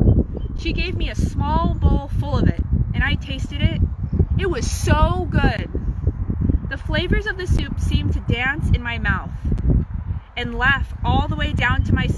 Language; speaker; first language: English; native; English